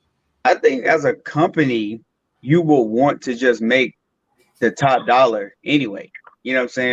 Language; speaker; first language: English; native; English